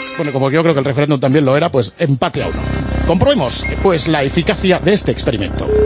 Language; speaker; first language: Spanish; native; Spanish